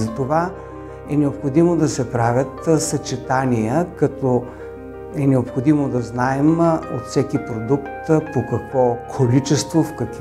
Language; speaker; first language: Bulgarian; native; Bulgarian